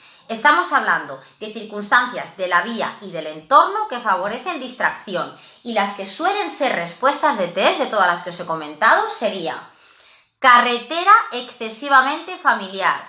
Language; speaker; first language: Spanish; native; Spanish